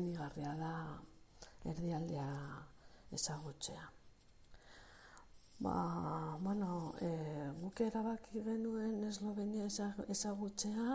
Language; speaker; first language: Basque; non-native, local second language; Spanish